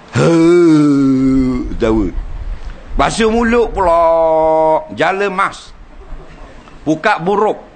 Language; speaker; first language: Malay; native; Malay